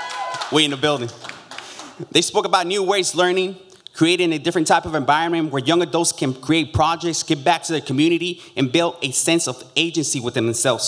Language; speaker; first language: English; early bilingual, other home language; Spanish